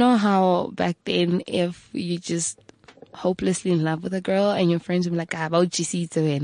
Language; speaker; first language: English; non-native, local second language; Tswana